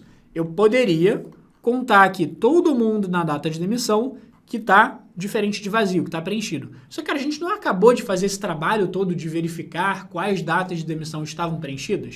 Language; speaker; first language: Portuguese; native; Portuguese